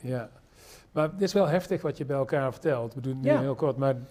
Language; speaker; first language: Dutch; native; Dutch